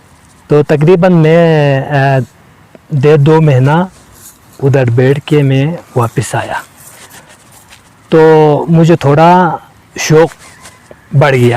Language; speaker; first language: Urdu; non-native, local second language; Balti